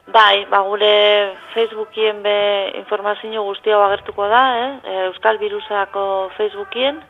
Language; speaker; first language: Basque; native; Basque